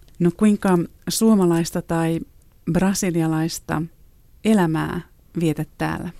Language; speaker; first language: Finnish; native; Finnish